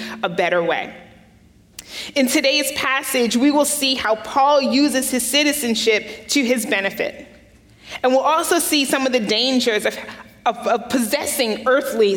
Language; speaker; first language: English; native; English